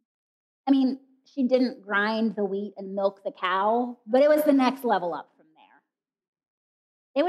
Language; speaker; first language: English; native; English